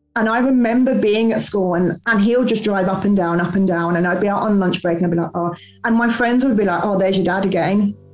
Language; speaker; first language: English; native; English